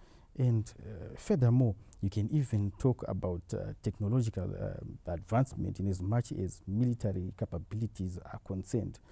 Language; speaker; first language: English; non-native, local second language; Shona